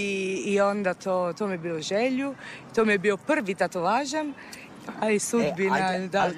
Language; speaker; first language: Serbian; non-native, fluent; Italian